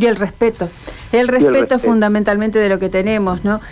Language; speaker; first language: Spanish; native; Spanish